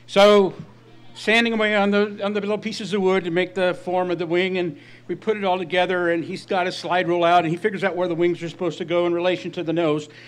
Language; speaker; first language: English; native; English